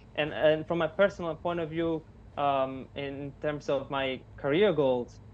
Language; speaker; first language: English; non-native, fluent; Italian